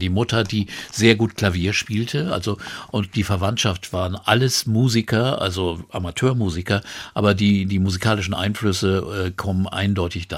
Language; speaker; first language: German; native; German